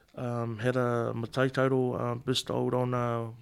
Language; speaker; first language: English; non-native, fluent; Samoan